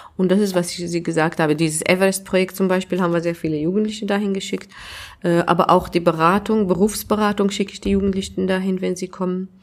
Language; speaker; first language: German; non-native, fluent; Arabic